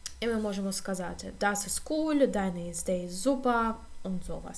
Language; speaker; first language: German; non-native, fluent; Ukrainian